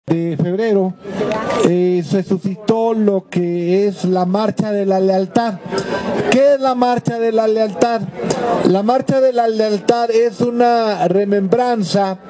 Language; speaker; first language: Spanish; native; Spanish